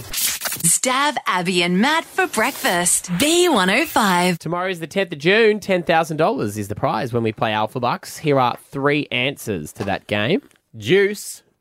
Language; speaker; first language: English; native; English